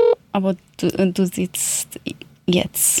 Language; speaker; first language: German; non-native, learner; Persian